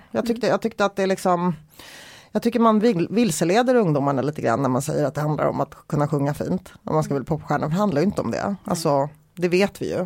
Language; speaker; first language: Swedish; early bilingual, other home language; Polish